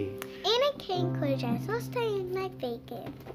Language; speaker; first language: Hungarian; early bilingual, heritage; Hungarian